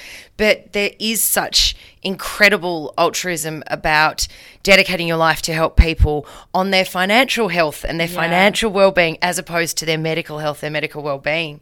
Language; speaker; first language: English; native; English